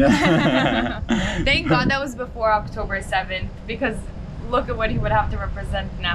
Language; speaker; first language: English; early bilingual, heritage; English